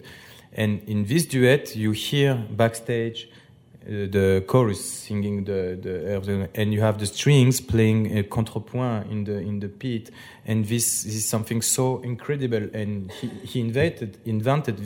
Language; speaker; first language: English; non-native, fluent; French